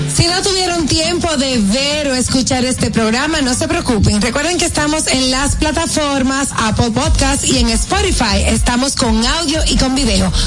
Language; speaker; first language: Spanish; native; Spanish